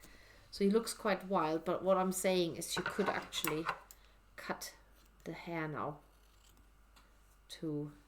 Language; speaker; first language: English; native; English